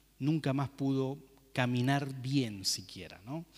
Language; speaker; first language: Spanish; native; Spanish